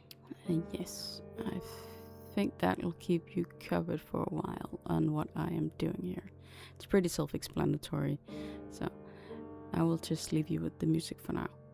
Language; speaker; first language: English; non-native, fluent; Danish